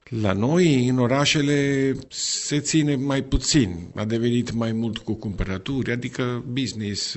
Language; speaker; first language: Romanian; non-native, fluent; Italian